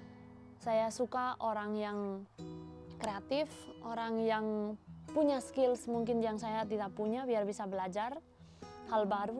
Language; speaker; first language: Indonesian; non-native, fluent; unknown